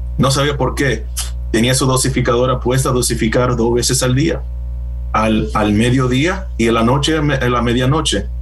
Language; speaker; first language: Spanish; early bilingual, heritage; Spanish